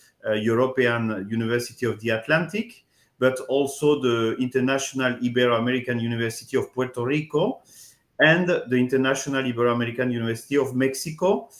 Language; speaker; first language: English; non-native, fluent; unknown